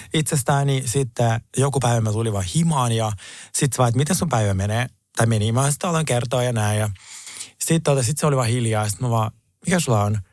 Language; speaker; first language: Finnish; non-native, fluent; Russian